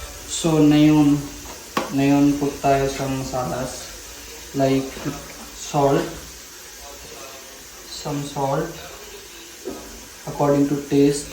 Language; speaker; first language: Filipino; non-native, learner; Hindi